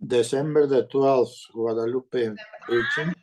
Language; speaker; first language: English; non-native, learner; Spanish